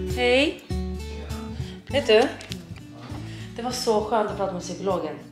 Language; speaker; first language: Swedish; native; Swedish